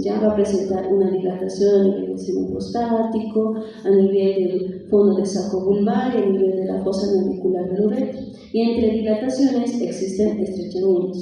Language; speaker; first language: Spanish; native; Spanish